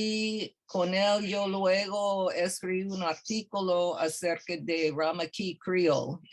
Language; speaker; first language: Spanish; non-native, fluent; English